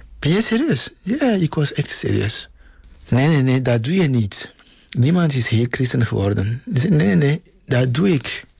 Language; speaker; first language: Dutch; non-native, fluent; Ewe